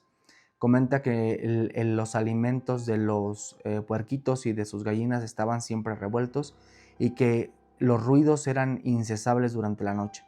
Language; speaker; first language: Spanish; native; Spanish